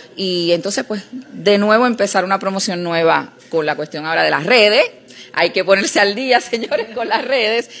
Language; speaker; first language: Spanish; native; Spanish